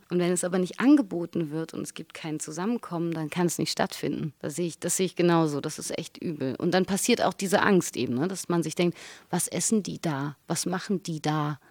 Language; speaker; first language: German; native; German